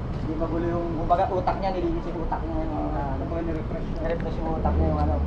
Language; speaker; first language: Filipino; native; Filipino